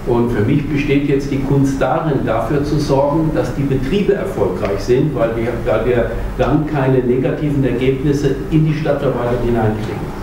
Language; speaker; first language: German; native; German